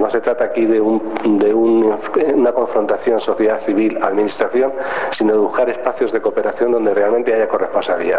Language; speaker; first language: Spanish; native; Spanish